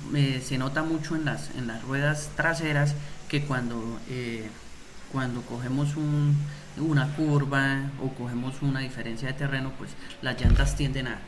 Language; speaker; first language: Spanish; native; Spanish